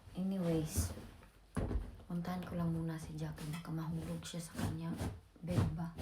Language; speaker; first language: Filipino; non-native, local second language; Cebuano